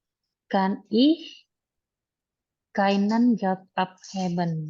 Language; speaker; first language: German; non-native, learner; Indonesian